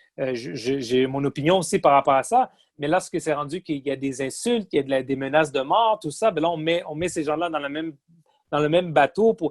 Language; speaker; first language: French; native; French